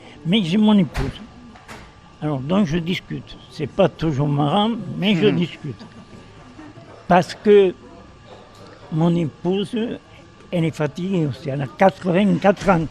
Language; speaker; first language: French; native; French